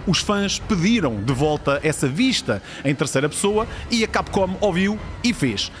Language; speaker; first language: Portuguese; native; Portuguese